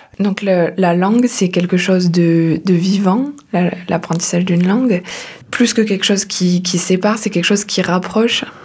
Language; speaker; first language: French; native; French